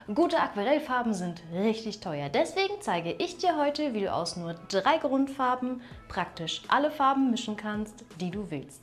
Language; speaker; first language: German; native; German